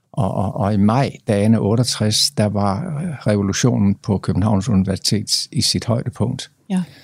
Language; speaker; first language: Danish; native; Danish